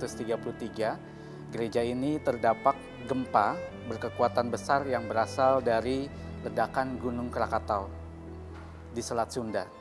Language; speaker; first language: Indonesian; native; Indonesian